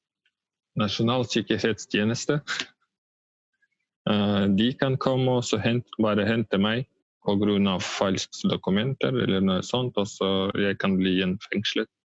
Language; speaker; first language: Norwegian; non-native, learner; Russian